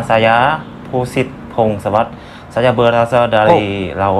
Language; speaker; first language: Indonesian; non-native, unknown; Lao